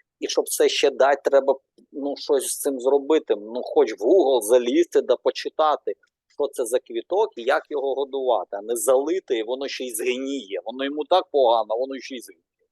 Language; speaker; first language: Ukrainian; non-native, local second language; Russian